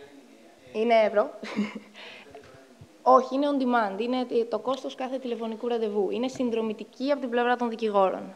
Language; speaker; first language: Greek; native; Greek